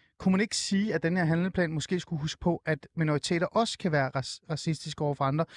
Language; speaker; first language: Danish; early bilingual, other home language; Persian